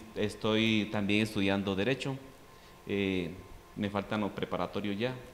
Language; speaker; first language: Spanish; native; Spanish